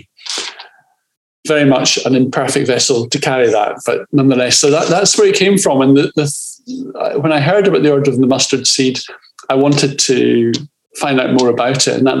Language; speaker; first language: English; native; English